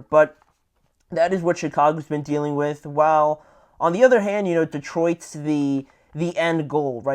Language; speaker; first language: English; native; English